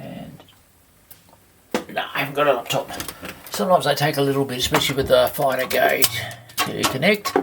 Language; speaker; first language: English; native; English